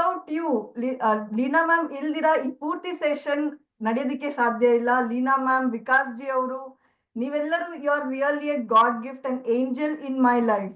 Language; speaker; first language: Kannada; native; Kannada